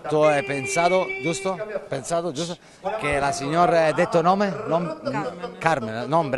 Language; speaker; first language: Italian; native; Italian